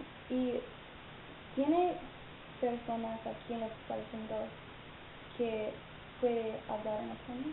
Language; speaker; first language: Spanish; non-native, learner; English